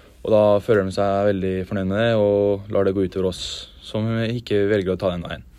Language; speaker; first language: Norwegian; native; Norwegian